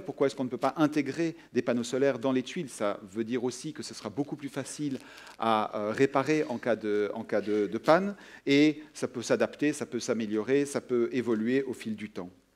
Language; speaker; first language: French; native; French